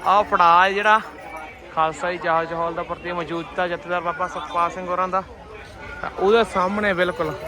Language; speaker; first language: Punjabi; native; Punjabi